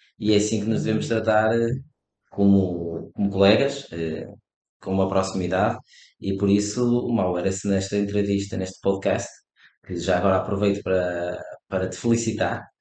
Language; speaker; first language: Portuguese; native; Portuguese